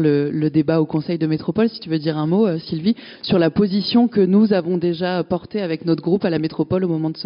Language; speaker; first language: French; native; French